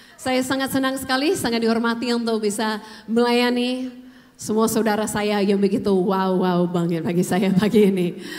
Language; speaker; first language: Indonesian; non-native, fluent; English